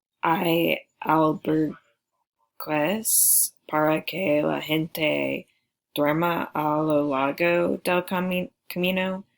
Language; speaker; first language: Spanish; non-native, learner; English